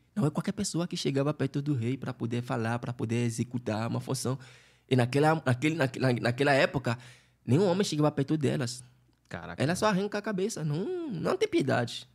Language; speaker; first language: Portuguese; non-native, fluent; Fon